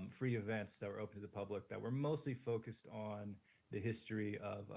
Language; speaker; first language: English; native; English